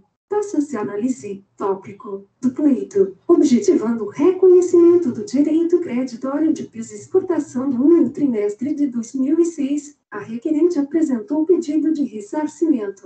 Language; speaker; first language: Portuguese; native; Portuguese